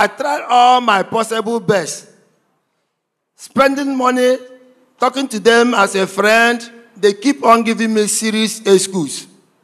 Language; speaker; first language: English; non-native, local second language; Igbo